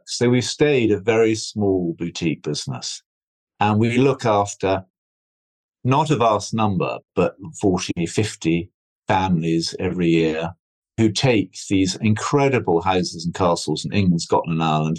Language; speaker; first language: English; native; English